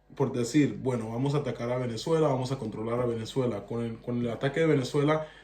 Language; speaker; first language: Spanish; early bilingual, heritage; Spanish